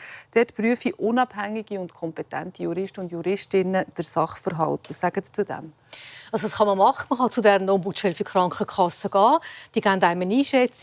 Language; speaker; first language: German; native; German